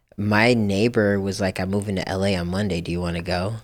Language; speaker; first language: English; early bilingual, other home language; Japanese